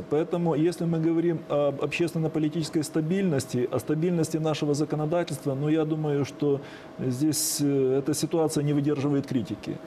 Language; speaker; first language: Russian; native; Russian